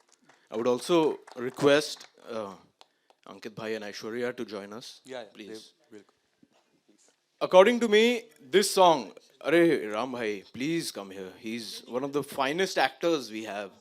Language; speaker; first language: Hindi; native; Hindi